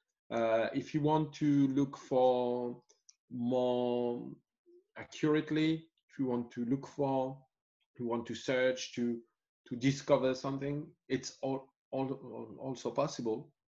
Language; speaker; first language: English; non-native, fluent; French